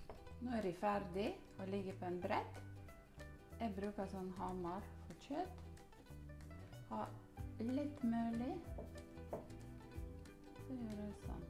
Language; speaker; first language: Norwegian; non-native, learner; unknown